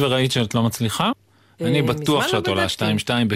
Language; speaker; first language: Hebrew; native; Hebrew